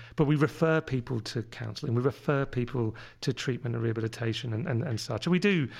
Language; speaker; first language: English; native; English